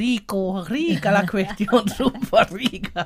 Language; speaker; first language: Spanish; non-native, fluent; German